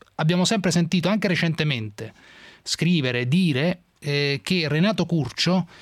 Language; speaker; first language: Italian; native; Italian